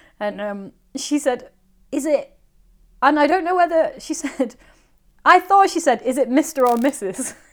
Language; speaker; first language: English; native; English